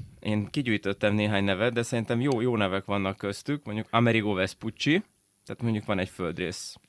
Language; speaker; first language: Hungarian; native; Hungarian